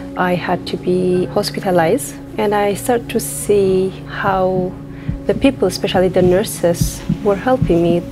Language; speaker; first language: English; non-native, fluent; Tigrinya